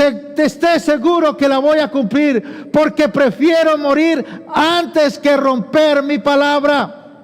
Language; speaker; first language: Spanish; native; Spanish